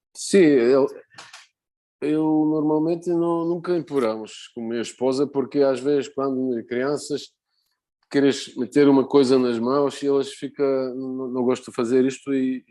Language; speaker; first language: Portuguese; non-native, fluent; Bulgarian